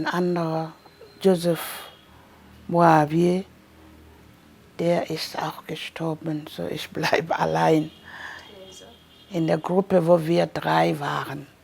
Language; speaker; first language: German; non-native, learner; Ganda